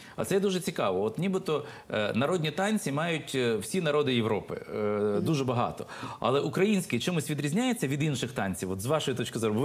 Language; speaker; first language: Ukrainian; native; Ukrainian